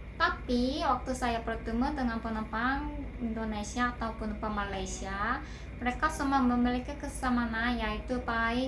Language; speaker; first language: Indonesian; non-native, learner; Korean